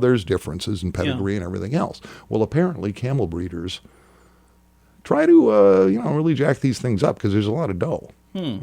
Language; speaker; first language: English; native; English